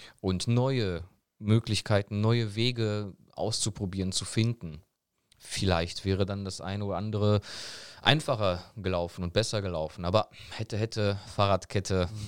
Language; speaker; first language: German; early bilingual, other home language; Polish